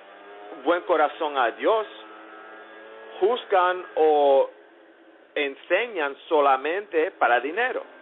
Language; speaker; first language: Spanish; early bilingual, heritage; English